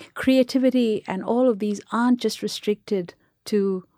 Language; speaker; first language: English; non-native, local second language; Tamil